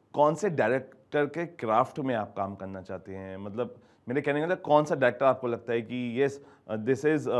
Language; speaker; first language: Hindi; native; Hindi